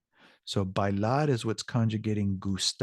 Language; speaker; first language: Spanish; non-native, learner; English